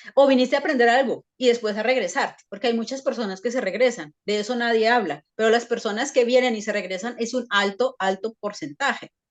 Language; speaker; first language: Spanish; native; Spanish